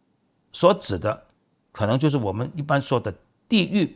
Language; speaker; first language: Chinese; native; Chinese